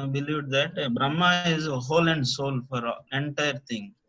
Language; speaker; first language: English; non-native, local second language; Telugu